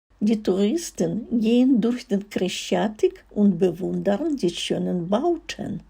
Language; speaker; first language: German; non-native, fluent; Ukrainian